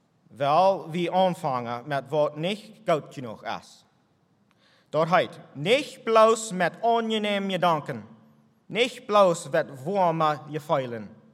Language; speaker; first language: German; non-native, learner; English